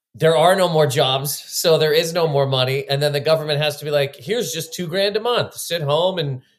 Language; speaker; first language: English; native; English